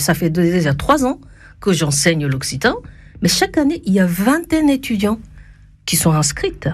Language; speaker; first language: French; non-native, fluent; Japanese